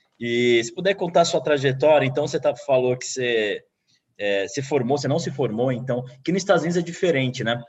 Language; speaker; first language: Portuguese; native; Portuguese